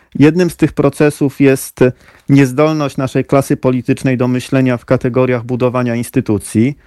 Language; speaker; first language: Polish; native; Polish